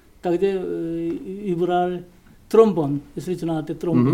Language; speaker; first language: Czech; non-native, learner; Korean